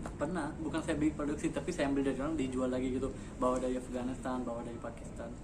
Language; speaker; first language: Indonesian; non-native, fluent; Urdu